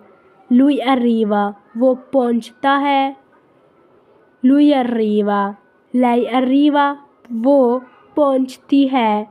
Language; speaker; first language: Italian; non-native, fluent; Urdu